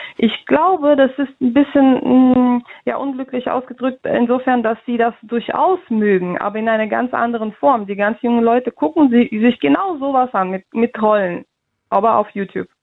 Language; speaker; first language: German; early bilingual, other home language; Russian